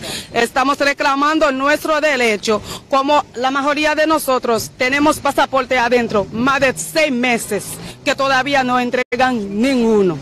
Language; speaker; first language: Spanish; non-native, learner; Haitian Creole